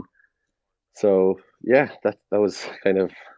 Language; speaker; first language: English; native; English